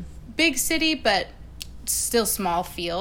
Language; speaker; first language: English; native; English